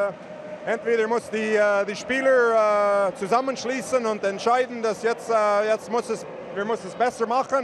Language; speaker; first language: German; non-native, fluent; English